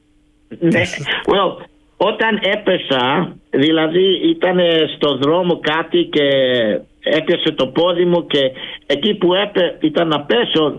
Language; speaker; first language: Greek; early bilingual, heritage; Greek